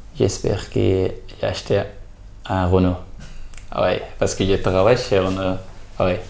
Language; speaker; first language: French; non-native, learner; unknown